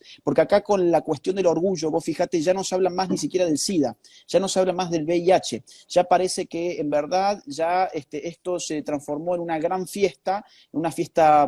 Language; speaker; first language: Spanish; native; Spanish